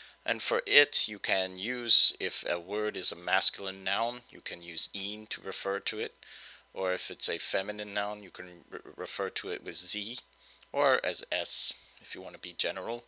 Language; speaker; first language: English; native; English